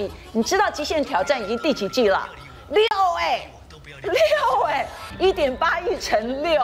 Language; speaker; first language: Chinese; native; Chinese